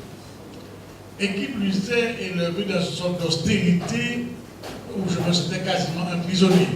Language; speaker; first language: French; native; French